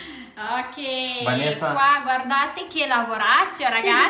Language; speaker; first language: Italian; native; Italian